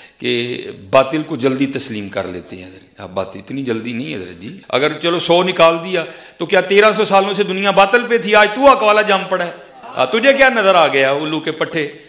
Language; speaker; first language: Urdu; non-native, local second language; Punjabi